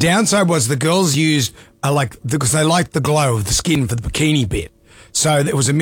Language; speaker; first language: English; native; English